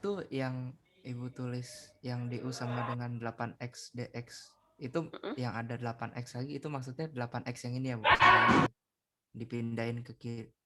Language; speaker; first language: Indonesian; native; Indonesian